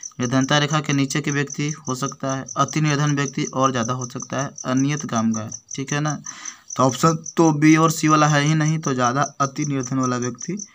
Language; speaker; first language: Hindi; native; Hindi